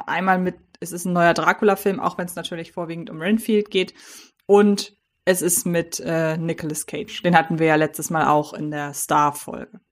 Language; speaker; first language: German; native; German